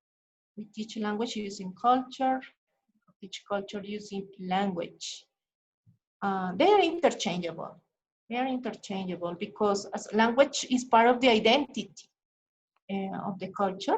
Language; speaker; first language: English; non-native, fluent; Spanish